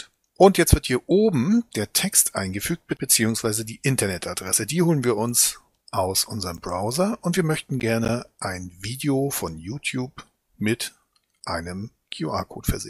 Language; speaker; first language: German; native; German